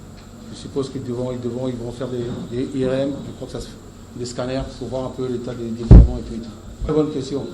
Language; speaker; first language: French; native; French